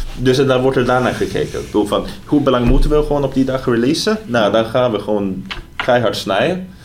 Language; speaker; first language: Dutch; non-native, fluent; Swedish